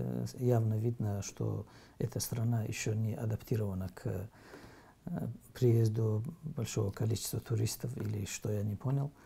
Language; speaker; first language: Russian; native; Russian